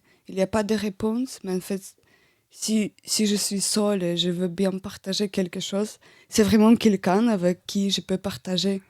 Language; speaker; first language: French; non-native, learner; Russian